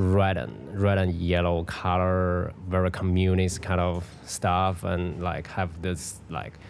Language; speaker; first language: English; non-native, fluent; Chinese